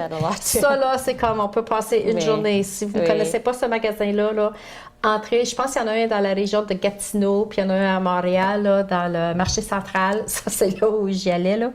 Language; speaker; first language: French; native; French